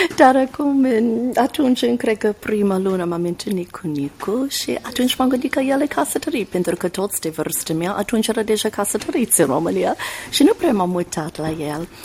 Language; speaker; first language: Romanian; non-native, fluent; English